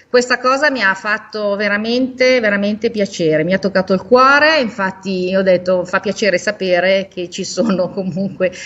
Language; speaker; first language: Italian; native; Italian